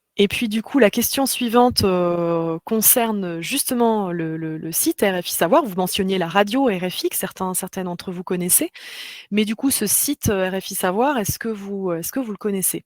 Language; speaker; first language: French; native; French